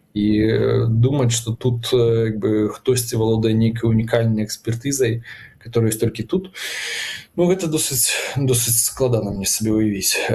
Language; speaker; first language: Belarusian; non-native, local second language; Russian